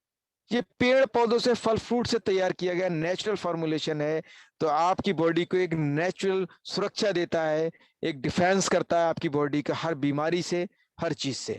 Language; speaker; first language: Hindi; native; Hindi